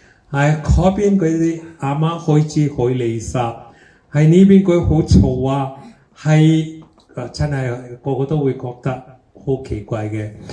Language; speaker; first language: Cantonese; early bilingual, heritage; Cantonese